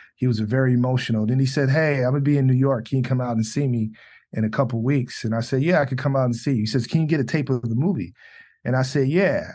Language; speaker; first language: English; native; English